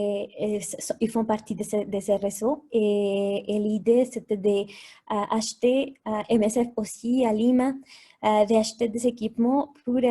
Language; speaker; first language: French; non-native, fluent; Spanish